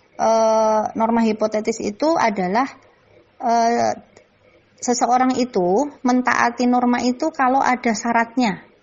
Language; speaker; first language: Indonesian; non-native, local second language; Javanese